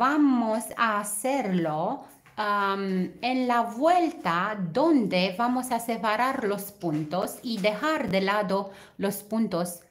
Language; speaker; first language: Spanish; non-native, fluent; Romanian